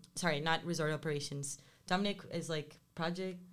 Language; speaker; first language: English; non-native, fluent; Portuguese